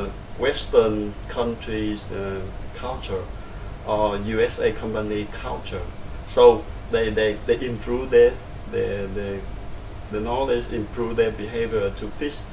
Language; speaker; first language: English; non-native, learner; Vietnamese